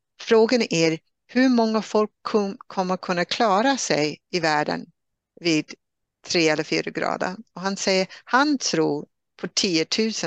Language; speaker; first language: Swedish; non-native, fluent; English